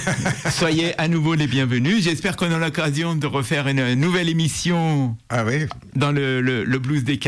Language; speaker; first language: French; native; French